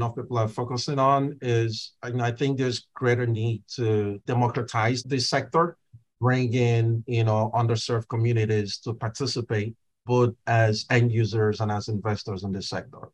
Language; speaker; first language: English; non-native, local second language; Igbo